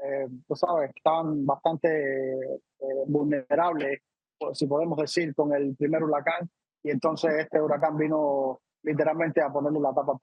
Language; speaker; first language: Spanish; native; Spanish